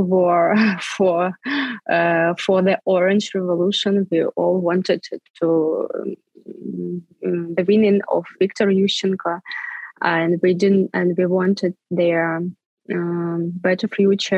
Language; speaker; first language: English; non-native, fluent; Ukrainian